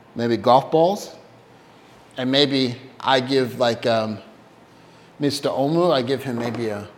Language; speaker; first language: English; native; English